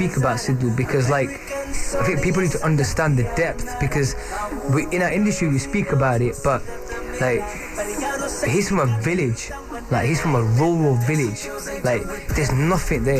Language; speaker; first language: English; native; English